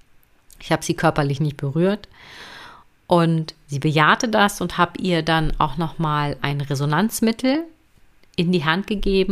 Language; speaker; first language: German; native; German